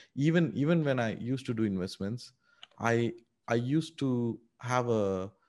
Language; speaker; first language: English; non-native, local second language; Tamil